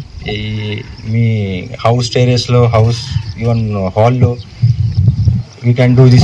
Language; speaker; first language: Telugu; non-native, local second language; Hindi